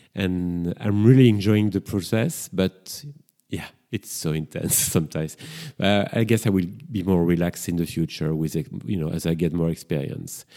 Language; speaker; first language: English; non-native, fluent; French